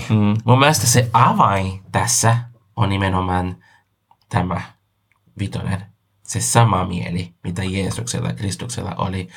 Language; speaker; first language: Finnish; non-native, fluent; Portuguese